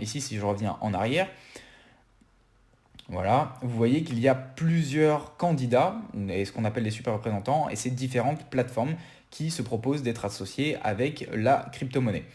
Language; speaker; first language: French; native; French